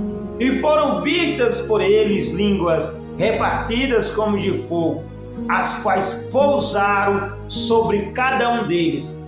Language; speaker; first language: Portuguese; native; Portuguese